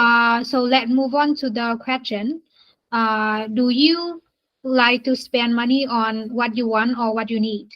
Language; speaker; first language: English; non-native, learner; Vietnamese